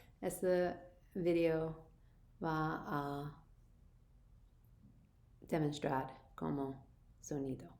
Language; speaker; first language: Spanish; non-native, learner; English